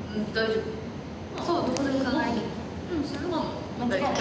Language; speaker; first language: Japanese; non-native, fluent; Korean